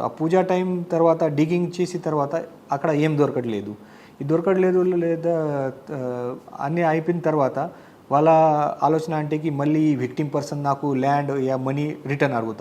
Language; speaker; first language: Telugu; non-native, fluent; Marathi